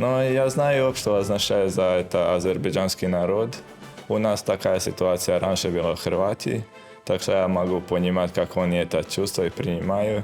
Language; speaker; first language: Russian; non-native, fluent; Croatian